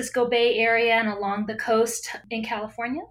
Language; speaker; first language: English; native; English